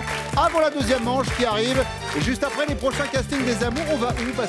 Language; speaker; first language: French; native; French